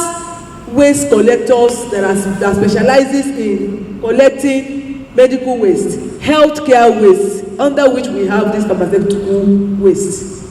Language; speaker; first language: English; non-native, local second language; Yoruba